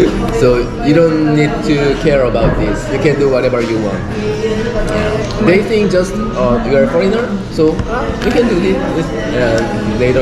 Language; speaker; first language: English; non-native, learner; Korean